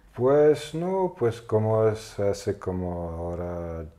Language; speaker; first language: Spanish; non-native, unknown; French